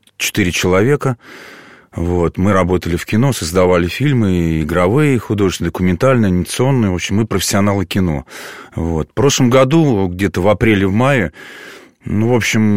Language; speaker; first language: Russian; native; Russian